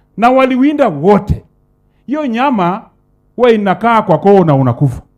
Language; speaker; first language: Swahili; non-native, local second language; Luyia